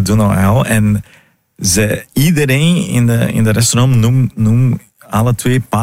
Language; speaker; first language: Dutch; non-native, learner; Portuguese